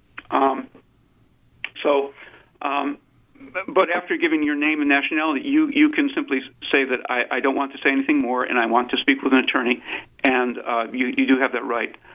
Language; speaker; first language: English; native; English